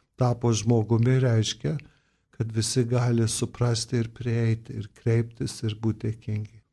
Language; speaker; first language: Lithuanian; early bilingual, heritage; Lithuanian